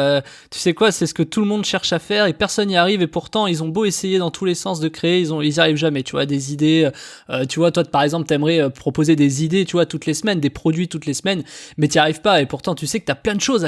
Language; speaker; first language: French; native; French